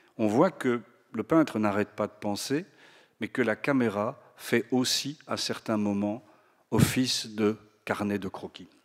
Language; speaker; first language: French; native; French